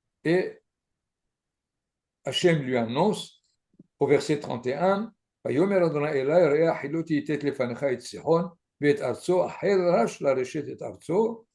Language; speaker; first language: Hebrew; non-native, fluent; French